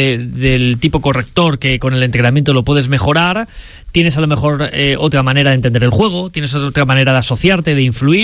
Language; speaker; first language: Spanish; native; Spanish